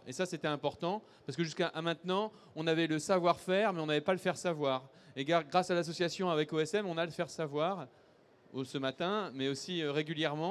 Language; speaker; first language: French; native; French